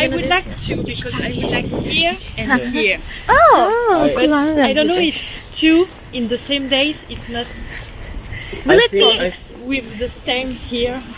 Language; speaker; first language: English; non-native, learner; Turkish